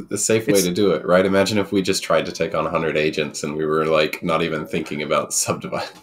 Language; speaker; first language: English; native; English